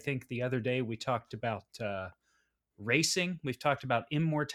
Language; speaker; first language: English; native; English